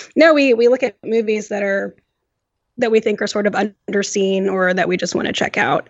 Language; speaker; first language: English; native; English